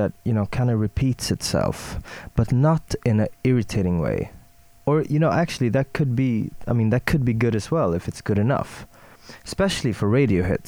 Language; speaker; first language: English; non-native, fluent; Swedish